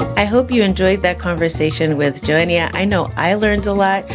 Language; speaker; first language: English; native; English